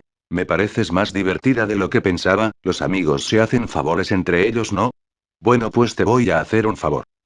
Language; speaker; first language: Spanish; native; Spanish